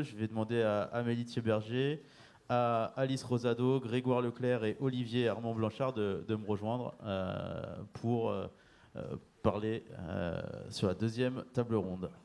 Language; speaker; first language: French; native; French